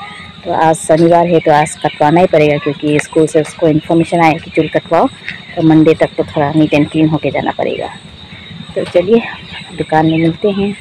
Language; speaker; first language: Hindi; non-native, local second language; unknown